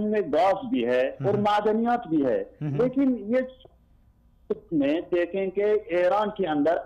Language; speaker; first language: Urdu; non-native, learner; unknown